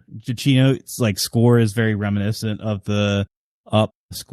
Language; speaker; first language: English; native; English